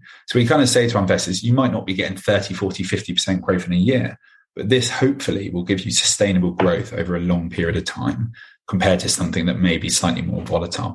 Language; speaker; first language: English; native; English